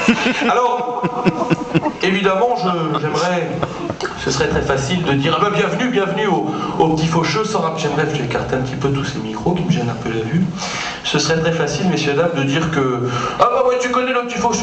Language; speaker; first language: French; native; French